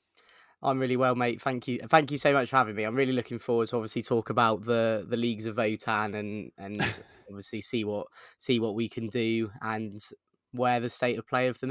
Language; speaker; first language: English; native; English